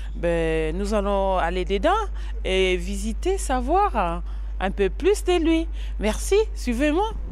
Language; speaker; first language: French; non-native, local second language; Lingala